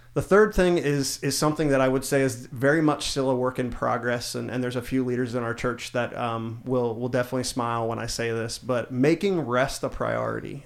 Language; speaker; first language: English; native; English